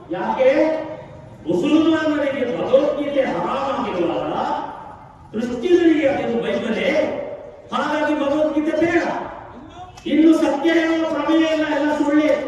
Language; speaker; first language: Kannada; non-native, local second language; Kodava